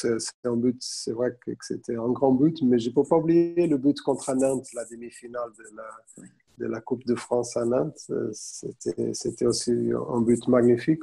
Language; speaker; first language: French; non-native, fluent; Portuguese